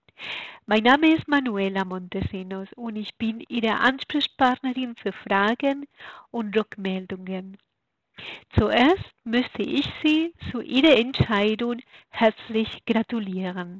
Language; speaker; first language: German; non-native, fluent; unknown